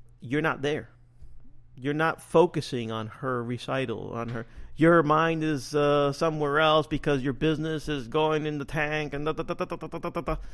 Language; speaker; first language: English; native; English